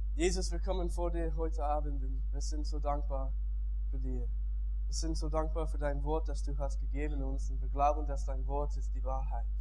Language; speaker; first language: German; non-native, learner; English